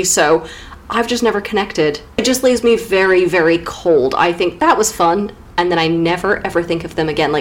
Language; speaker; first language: English; native; English